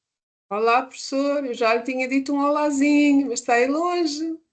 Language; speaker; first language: Portuguese; non-native, learner; Spanish